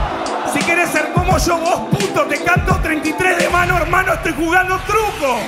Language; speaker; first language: Spanish; native; Spanish